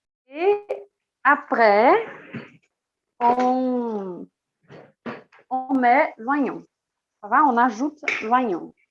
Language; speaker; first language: French; non-native, fluent; Portuguese